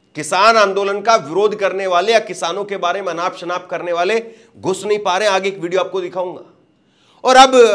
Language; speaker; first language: Hindi; native; Hindi